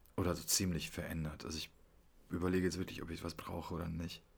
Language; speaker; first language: German; early bilingual, other home language; Polish